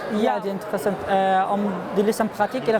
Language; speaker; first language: Danish; non-native, learner; Arabic